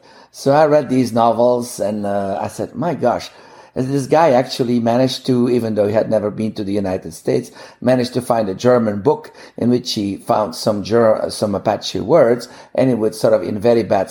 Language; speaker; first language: English; non-native, fluent; Dutch